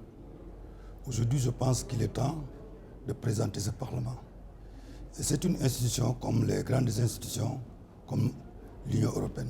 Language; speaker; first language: French; non-native, local second language; Wolof